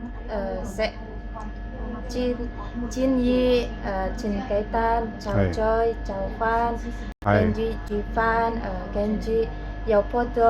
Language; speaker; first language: Cantonese; non-native, learner; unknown